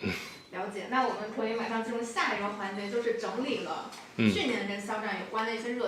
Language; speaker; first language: Chinese; native; Chinese